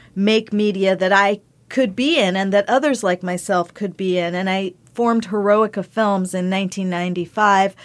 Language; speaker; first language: English; early bilingual, other home language; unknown